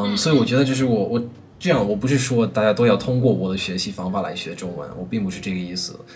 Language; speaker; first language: Chinese; non-native, fluent; English